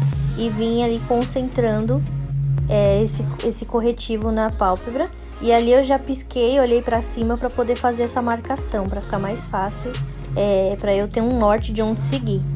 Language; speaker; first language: Portuguese; native; Portuguese